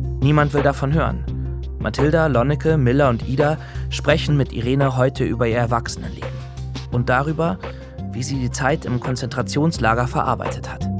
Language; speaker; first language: German; native; German